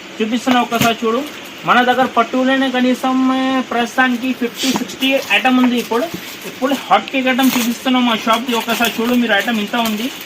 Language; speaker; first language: Telugu; non-native, local second language; Urdu